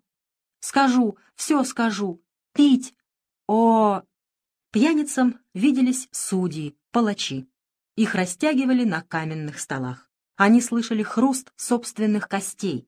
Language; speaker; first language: Russian; native; Russian